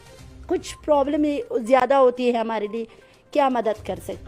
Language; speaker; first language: Hindi; non-native, fluent; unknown